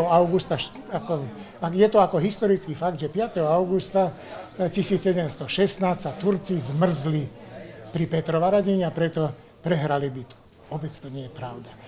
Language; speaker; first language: Slovak; early bilingual, heritage; Slovak